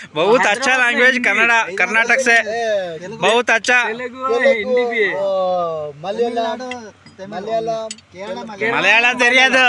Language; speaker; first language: Hindi; non-native, learner; Kannada